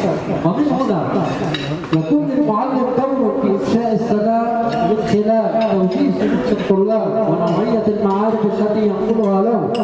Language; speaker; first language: Arabic; native; Arabic